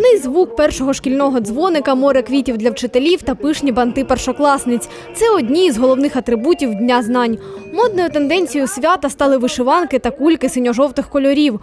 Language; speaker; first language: Ukrainian; native; Ukrainian